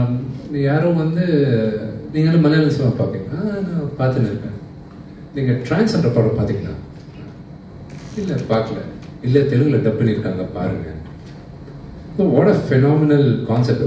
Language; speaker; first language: Tamil; non-native, local second language; Telugu